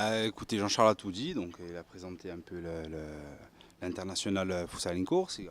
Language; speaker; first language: French; native; French